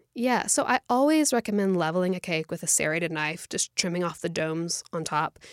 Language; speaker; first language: English; native; English